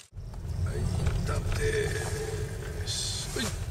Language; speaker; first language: Japanese; native; Japanese